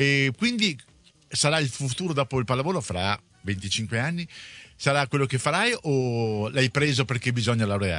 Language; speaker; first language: Italian; native; Italian